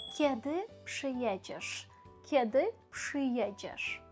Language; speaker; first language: Polish; non-native, fluent; Ukrainian